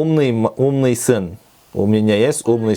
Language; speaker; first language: Russian; non-native, local second language; Kyrgyz